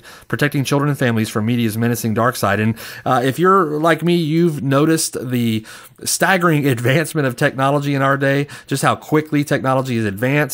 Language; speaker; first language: English; native; English